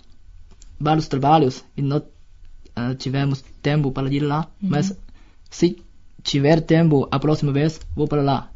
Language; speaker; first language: Portuguese; non-native, fluent; Chinese